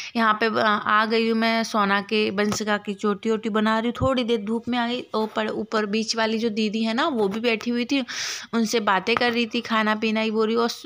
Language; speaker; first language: Hindi; native; Hindi